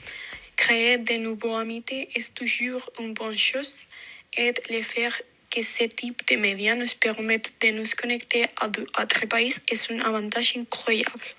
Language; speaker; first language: French; non-native, fluent; Spanish